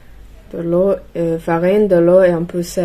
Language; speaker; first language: French; non-native, learner; Chinese